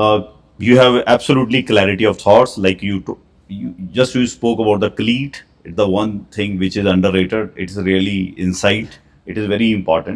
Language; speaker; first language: English; non-native, local second language; Hindi